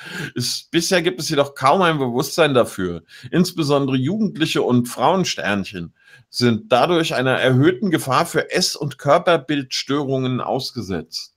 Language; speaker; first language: German; native; German